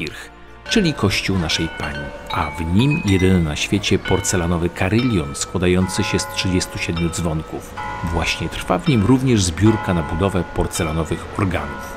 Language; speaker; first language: Polish; native; Polish